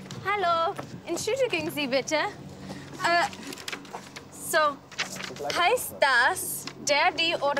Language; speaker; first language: German; non-native, learner; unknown